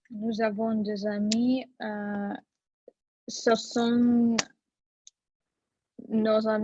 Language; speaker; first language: French; non-native, learner; Russian